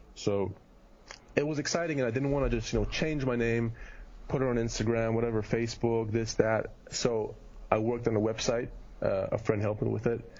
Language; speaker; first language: English; early bilingual, heritage; German